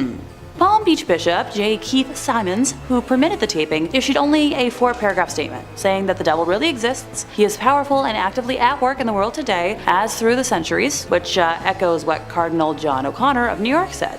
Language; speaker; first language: English; native; English